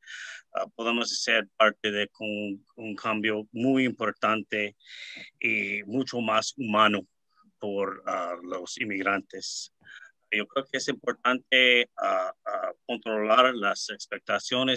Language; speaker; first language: Spanish; early bilingual, heritage; Spanish